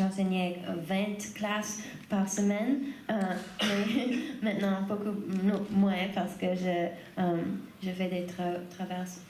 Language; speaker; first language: French; non-native, learner; English